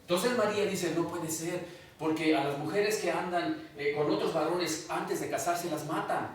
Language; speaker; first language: Spanish; native; Spanish